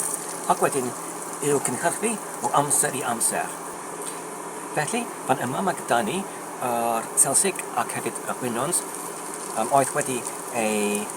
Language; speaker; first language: Welsh; non-native, learner; English